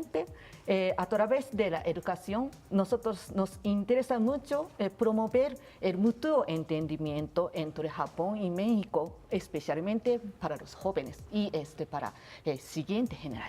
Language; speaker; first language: Spanish; non-native, learner; Japanese